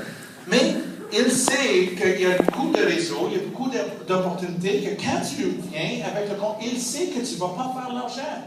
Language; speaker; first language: French; non-native, fluent; English